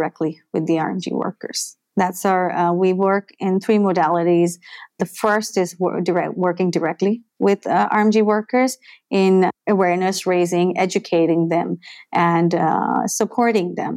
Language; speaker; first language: English; non-native, local second language; Bangla